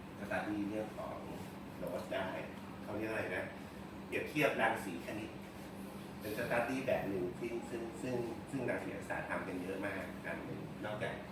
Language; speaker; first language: Thai; native; Thai